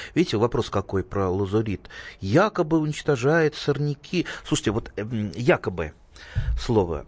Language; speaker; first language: Russian; native; Russian